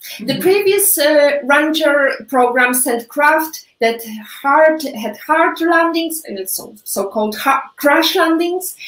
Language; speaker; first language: English; non-native, fluent; Polish